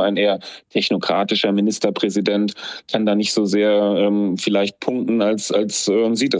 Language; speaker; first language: German; native; German